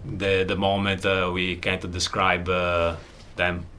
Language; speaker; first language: English; non-native, learner; Italian